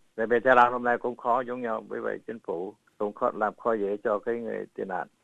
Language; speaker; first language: Vietnamese; early bilingual, heritage; Vietnamese